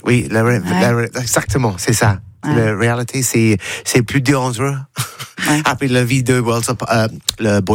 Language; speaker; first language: French; non-native, learner; English